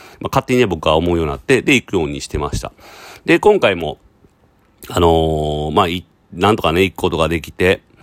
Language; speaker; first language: Japanese; native; Japanese